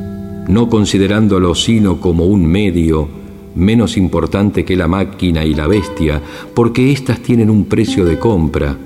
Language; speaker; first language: Spanish; native; Spanish